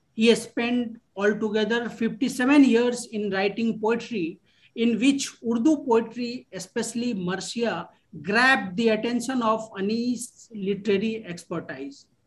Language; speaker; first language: English; non-native, local second language; Urdu